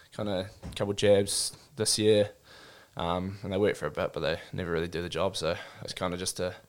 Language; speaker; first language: English; native; English